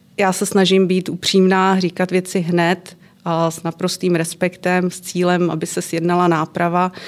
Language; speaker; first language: Czech; native; Czech